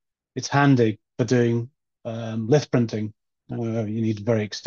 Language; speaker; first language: English; native; English